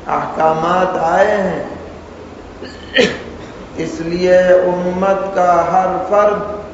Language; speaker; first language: Urdu; native; Urdu